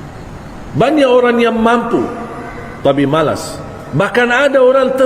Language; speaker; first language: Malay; non-native, fluent; Arabic